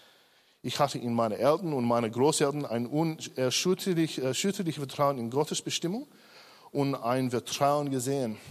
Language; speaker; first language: German; non-native, learner; English